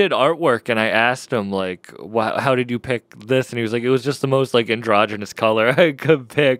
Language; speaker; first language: English; native; English